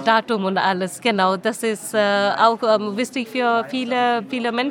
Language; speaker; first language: German; non-native, learner; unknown